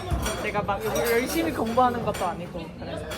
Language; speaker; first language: Korean; non-native, fluent; Cantonese